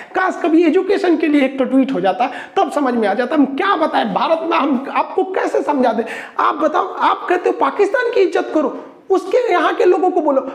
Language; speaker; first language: Hindi; native; Hindi